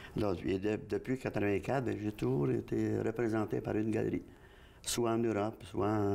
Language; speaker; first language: French; native; French